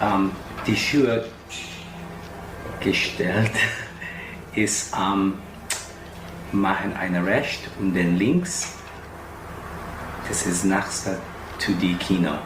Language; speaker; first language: German; non-native, learner; English